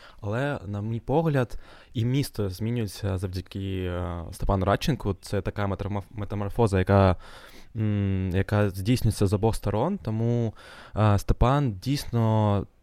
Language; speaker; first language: Ukrainian; non-native, local second language; Russian